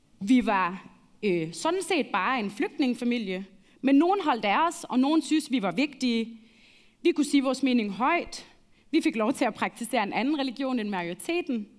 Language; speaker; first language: Danish; early bilingual, other home language; Arabic